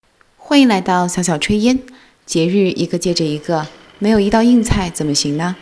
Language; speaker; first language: Chinese; native; Chinese